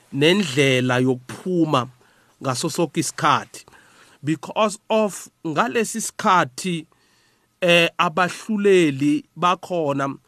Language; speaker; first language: Zulu; non-native, local second language; South Ndebele